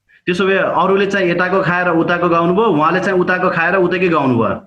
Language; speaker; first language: Nepali; native; Nepali